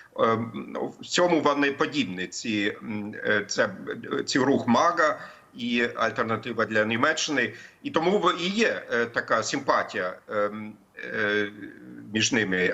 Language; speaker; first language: Ukrainian; non-native, fluent; German